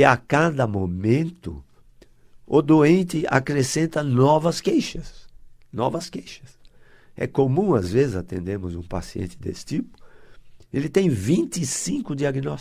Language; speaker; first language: Portuguese; native; Portuguese